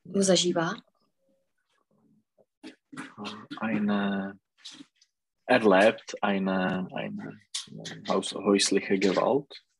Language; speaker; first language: German; non-native, learner; Czech